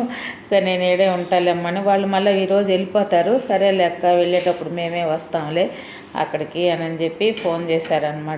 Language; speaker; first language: Telugu; native; Telugu